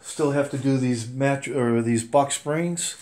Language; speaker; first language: English; native; English